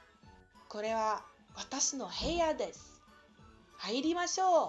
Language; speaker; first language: Japanese; non-native, learner; Portuguese